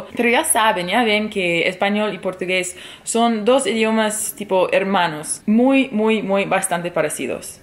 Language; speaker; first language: Spanish; non-native, fluent; English